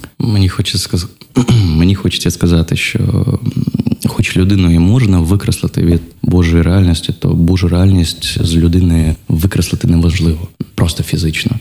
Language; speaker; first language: Ukrainian; non-native, local second language; Russian